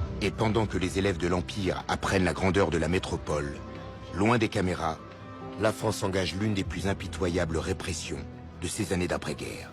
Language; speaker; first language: French; native; French